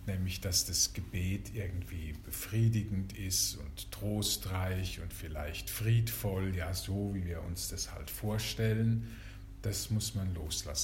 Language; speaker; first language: German; native; German